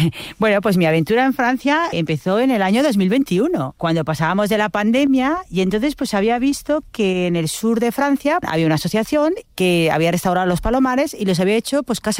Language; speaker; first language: Spanish; native; Spanish